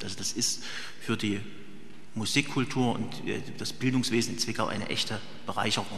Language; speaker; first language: German; native; German